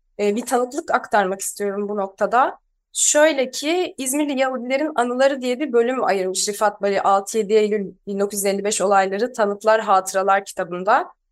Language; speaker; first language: Turkish; native; Turkish